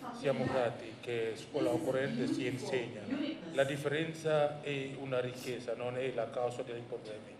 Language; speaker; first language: Italian; non-native, learner; Indonesian